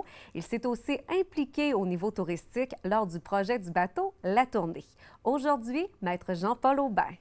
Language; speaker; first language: French; native; French